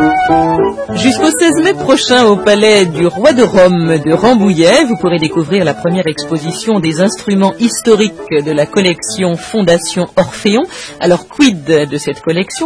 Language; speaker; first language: French; native; French